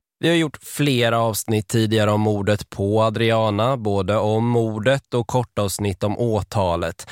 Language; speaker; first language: Swedish; native; Swedish